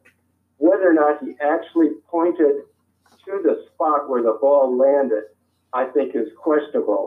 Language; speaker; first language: English; native; English